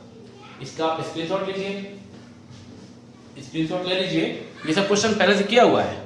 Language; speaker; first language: Hindi; native; Hindi